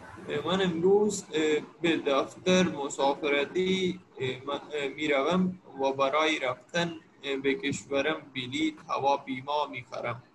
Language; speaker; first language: Persian; non-native, learner; Urdu